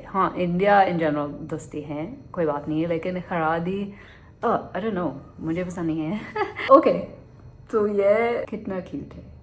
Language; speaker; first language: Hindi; non-native, learner; English